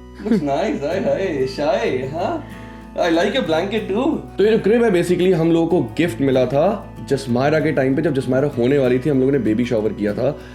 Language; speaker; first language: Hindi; native; Hindi